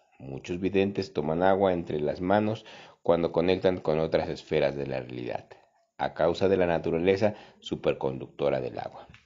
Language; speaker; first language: Spanish; native; Spanish